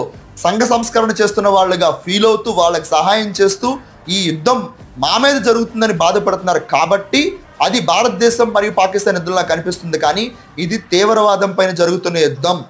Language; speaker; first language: Telugu; native; Telugu